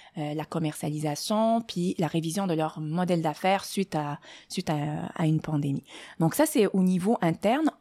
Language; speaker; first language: French; non-native, local second language; Arabic